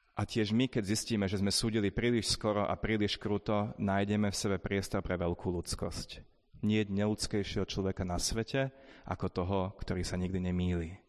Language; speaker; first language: Slovak; native; Slovak